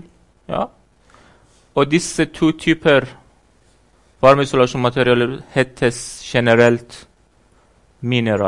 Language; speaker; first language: Norwegian; non-native, fluent; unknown